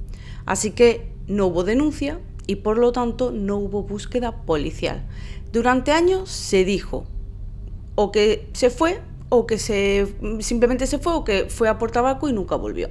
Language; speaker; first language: Spanish; native; Spanish